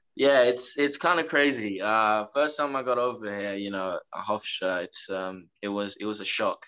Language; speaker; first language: English; non-native, fluent; Norwegian